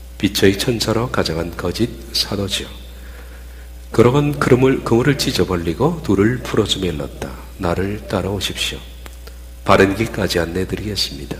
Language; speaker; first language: Korean; native; Korean